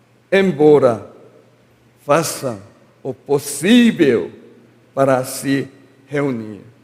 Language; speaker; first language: Portuguese; non-native, learner; Korean